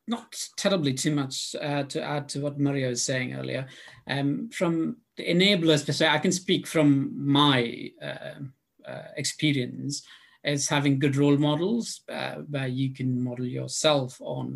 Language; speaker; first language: English; non-native, local second language; Tamil